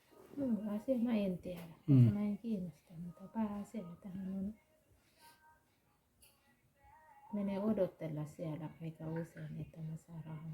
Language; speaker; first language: Finnish; non-native, learner; Thai